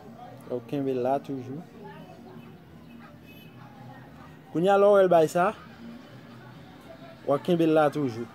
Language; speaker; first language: French; non-native, learner; Haitian Creole